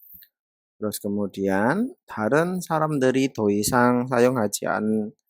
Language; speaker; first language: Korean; non-native, fluent; Indonesian